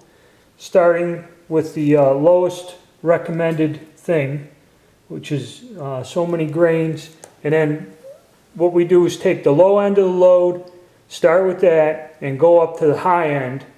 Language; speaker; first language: English; native; English